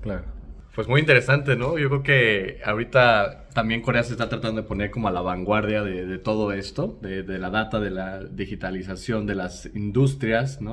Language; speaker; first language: Spanish; native; Spanish